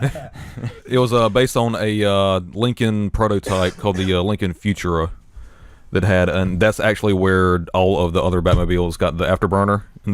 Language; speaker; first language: English; native; English